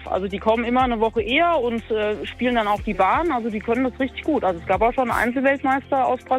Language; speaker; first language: German; native; German